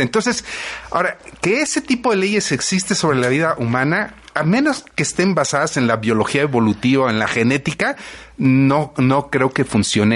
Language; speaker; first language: Spanish; native; Spanish